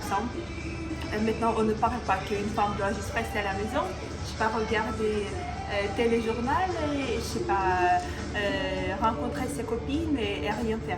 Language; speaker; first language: French; non-native, local second language; Ukrainian